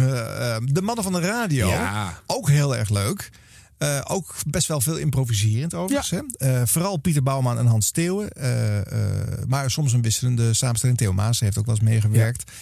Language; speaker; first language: Dutch; native; Dutch